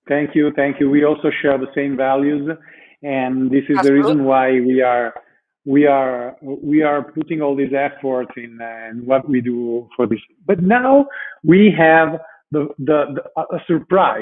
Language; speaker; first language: English; non-native, fluent; Italian